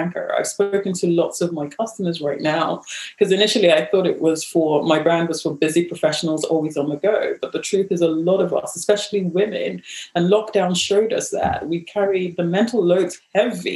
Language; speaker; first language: English; non-native, local second language; Igbo